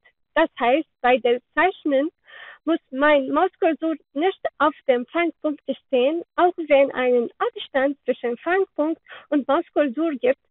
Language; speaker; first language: German; non-native, learner; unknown